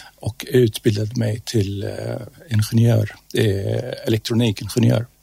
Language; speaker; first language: Swedish; non-native, fluent; Persian